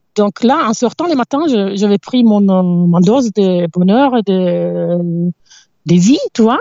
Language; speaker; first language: French; non-native, fluent; Italian